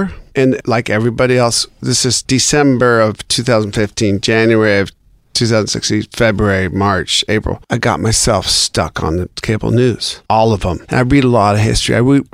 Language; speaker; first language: English; native; English